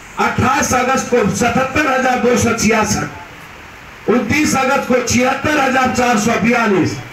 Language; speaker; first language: Hindi; native; Hindi